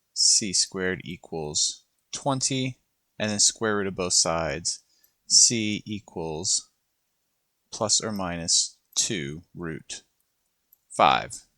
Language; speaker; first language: English; native; English